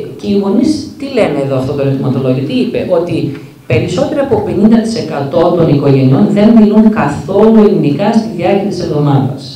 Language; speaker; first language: Greek; early bilingual, heritage; Greek